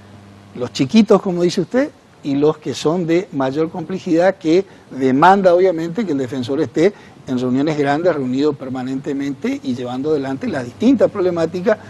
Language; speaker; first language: Spanish; native; Spanish